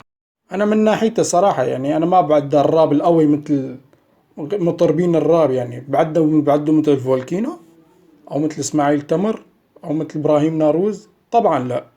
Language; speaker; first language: Arabic; native; Arabic